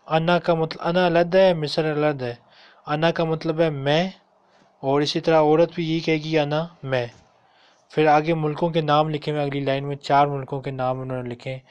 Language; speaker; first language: Urdu; native; Urdu